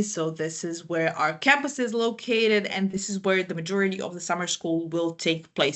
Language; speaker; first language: English; non-native, fluent; Croatian